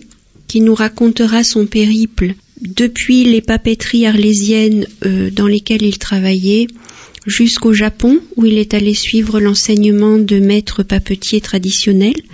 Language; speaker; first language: French; native; French